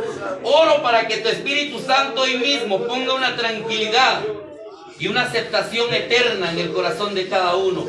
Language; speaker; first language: Spanish; native; Spanish